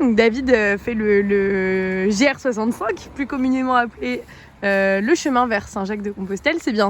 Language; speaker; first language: French; native; French